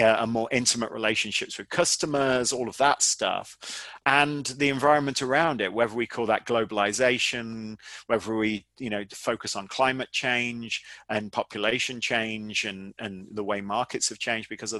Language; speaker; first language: English; native; English